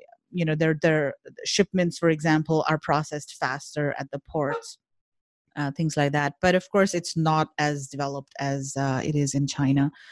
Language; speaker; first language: English; non-native, local second language; Hindi